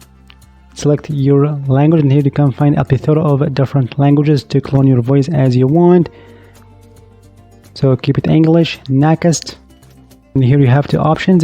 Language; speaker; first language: English; non-native, fluent; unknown